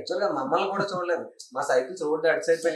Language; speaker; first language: Telugu; native; Telugu